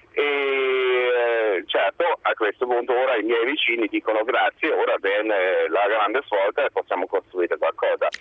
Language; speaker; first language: Italian; non-native, fluent; German